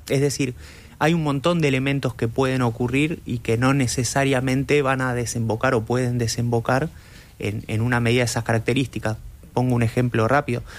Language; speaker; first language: Spanish; native; Spanish